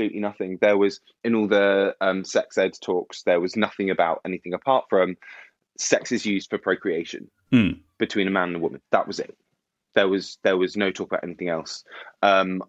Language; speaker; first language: English; native; English